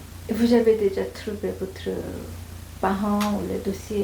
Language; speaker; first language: French; non-native, learner; Korean